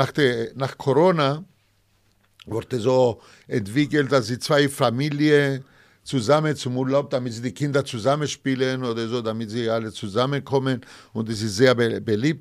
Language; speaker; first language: German; non-native, fluent; Greek